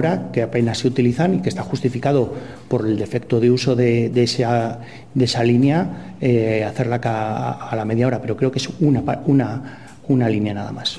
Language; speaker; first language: Spanish; native; Spanish